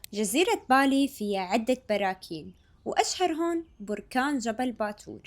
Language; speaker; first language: Arabic; native; Arabic